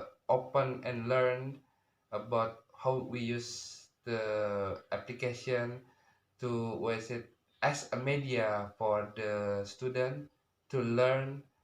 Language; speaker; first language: English; non-native, learner; Indonesian